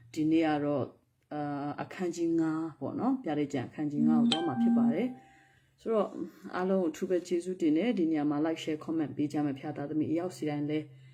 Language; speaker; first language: Burmese; non-native, local second language; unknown